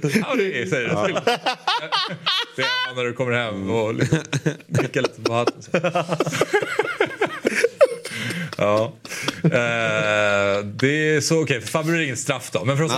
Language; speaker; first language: Swedish; native; Swedish